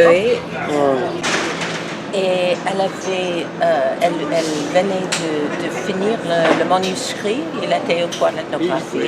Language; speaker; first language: French; non-native, fluent; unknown